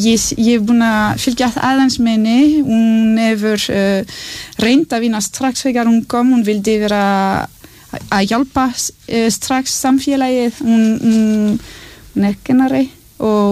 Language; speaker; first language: Icelandic; non-native, learner; French